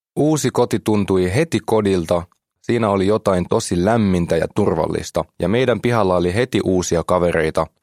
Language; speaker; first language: Finnish; early bilingual, other home language; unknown